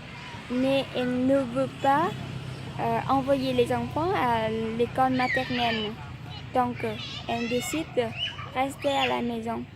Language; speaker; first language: French; non-native, learner; Vietnamese